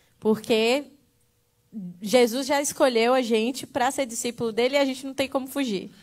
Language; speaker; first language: Portuguese; native; Portuguese